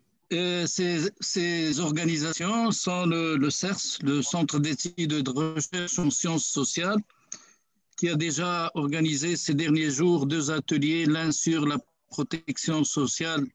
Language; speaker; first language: French; non-native, local second language; Arabic